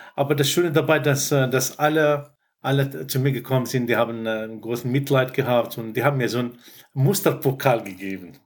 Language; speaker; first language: German; non-native, fluent; Arabic